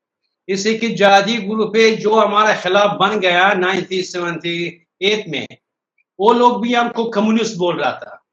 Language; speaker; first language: Hindi; non-native, fluent; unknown